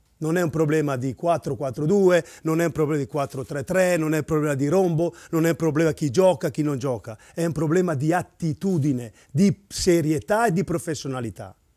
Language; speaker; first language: Italian; native; Italian